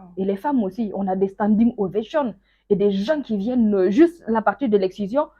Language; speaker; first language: French; non-native, local second language; Mossi